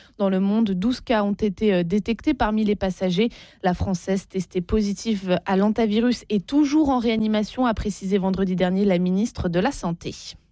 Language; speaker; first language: French; native; French